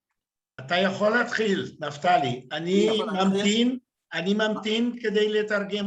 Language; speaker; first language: Hebrew; non-native, fluent; Portuguese